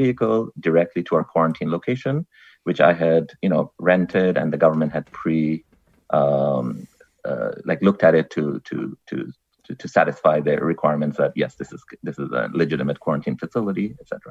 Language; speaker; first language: English; non-native, local second language; Bangla